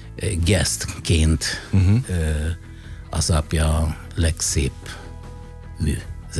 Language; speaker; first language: Hungarian; non-native, fluent; Italian